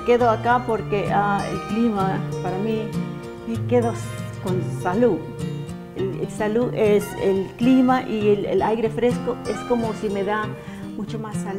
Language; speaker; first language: Spanish; non-native, fluent; English